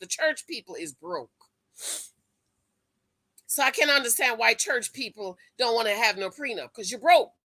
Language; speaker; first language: English; native; English